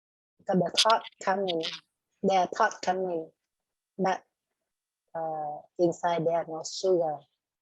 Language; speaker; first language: English; non-native, learner; Vietnamese